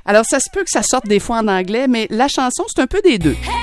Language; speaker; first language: French; native; French